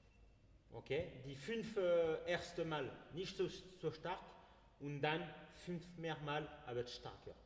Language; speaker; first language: German; non-native, learner; French